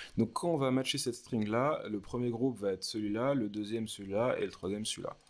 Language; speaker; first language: French; native; French